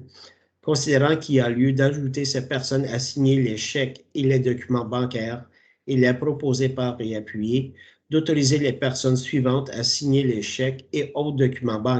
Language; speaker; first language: French; native; French